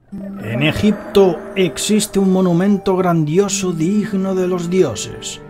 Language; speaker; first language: Spanish; native; Spanish